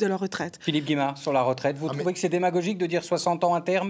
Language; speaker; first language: French; native; French